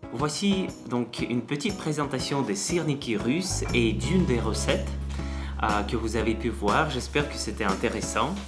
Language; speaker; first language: French; non-native, fluent; Russian